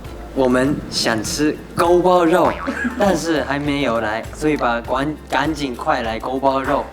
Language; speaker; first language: Chinese; non-native, learner; Japanese